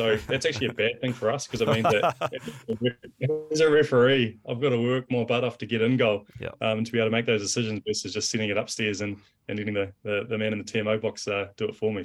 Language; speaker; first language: English; native; English